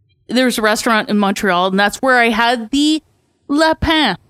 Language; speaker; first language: English; native; English